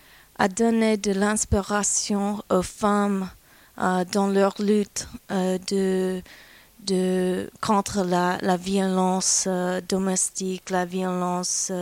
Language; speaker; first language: French; non-native, fluent; English